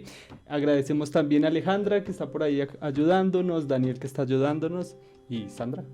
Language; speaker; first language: Spanish; native; Spanish